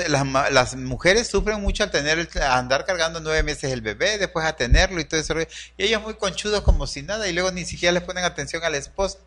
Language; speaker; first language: Spanish; native; Spanish